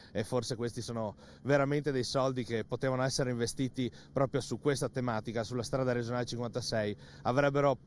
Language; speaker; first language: Italian; native; Italian